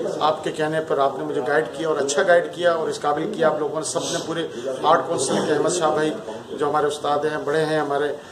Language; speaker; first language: Urdu; non-native, local second language; Pashto